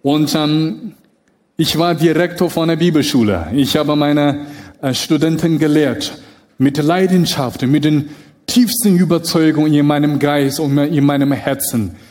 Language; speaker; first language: German; non-native, fluent; Chinese